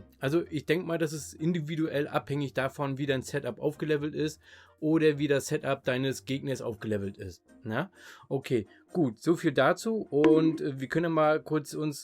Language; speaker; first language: German; native; German